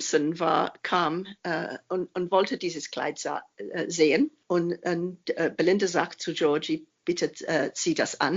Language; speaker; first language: German; non-native, fluent; English